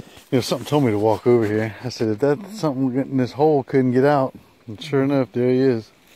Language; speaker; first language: English; native; English